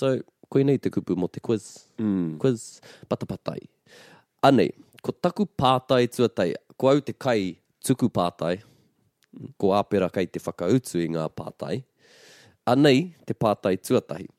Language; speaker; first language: Māori; non-native, local second language; English